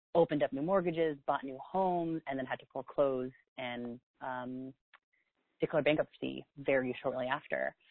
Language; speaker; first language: English; native; English